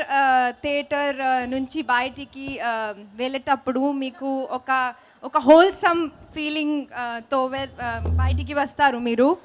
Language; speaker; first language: Telugu; non-native, fluent; Hindi